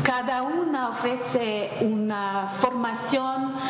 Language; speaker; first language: Spanish; non-native, fluent; French